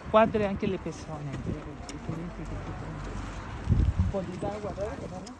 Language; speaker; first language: Italian; non-native, learner; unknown